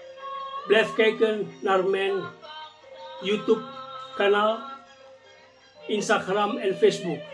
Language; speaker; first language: Dutch; non-native, fluent; Indonesian